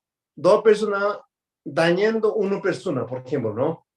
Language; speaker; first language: Spanish; non-native, learner; Tibetan